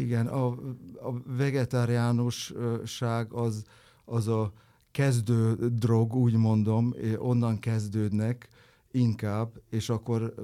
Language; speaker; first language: Hungarian; non-native, fluent; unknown